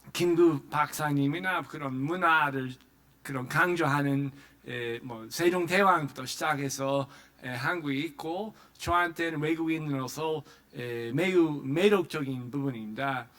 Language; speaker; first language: Korean; non-native, fluent; English